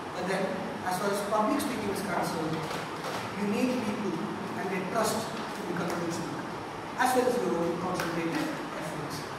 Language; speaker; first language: English; non-native, local second language; Malayalam